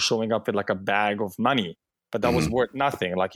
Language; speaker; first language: English; non-native, fluent; Bosnian